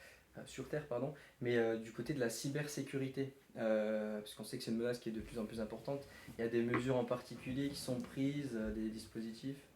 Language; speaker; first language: French; native; French